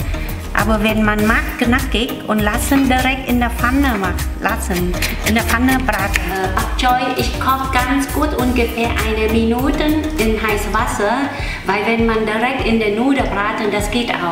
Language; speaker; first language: German; non-native, learner; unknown